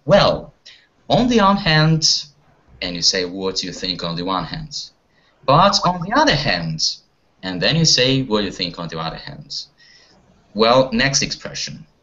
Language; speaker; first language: English; non-native, fluent; Russian